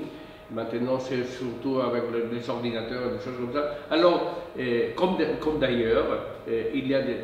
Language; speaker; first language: French; non-native, fluent; Spanish